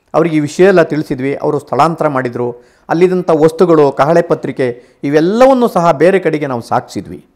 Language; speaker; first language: Kannada; native; Kannada